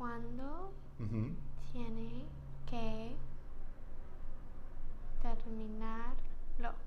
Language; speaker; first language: Spanish; non-native, learner; English